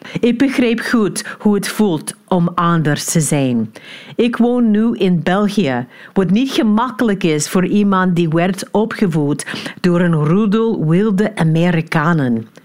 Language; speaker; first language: Dutch; non-native, fluent; English